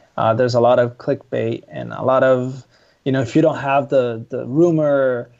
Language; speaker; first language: English; non-native, fluent; Italian